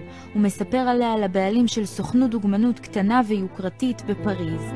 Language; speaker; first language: Hebrew; native; Hebrew